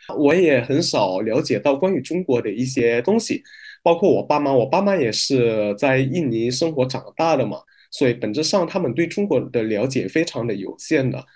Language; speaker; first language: Chinese; non-native, fluent; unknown